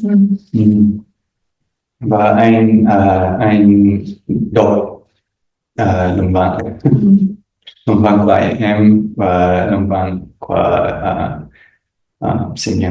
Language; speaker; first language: Vietnamese; non-native, learner; English